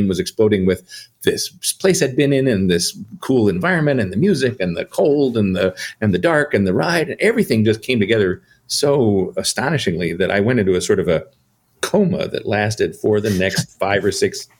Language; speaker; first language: English; native; English